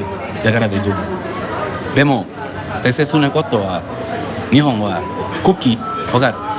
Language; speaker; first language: Japanese; non-native, learner; Indonesian